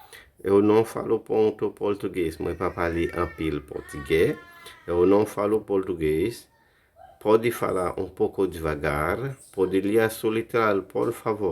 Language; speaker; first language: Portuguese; non-native, learner; Haitian Creole